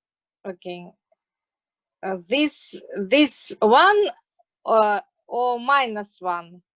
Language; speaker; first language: English; non-native, learner; Russian